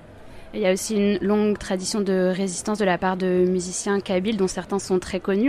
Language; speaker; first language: French; native; French